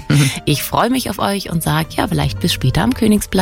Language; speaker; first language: German; native; German